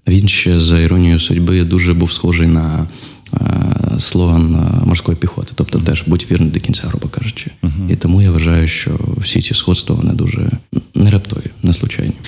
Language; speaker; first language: Ukrainian; non-native, local second language; Russian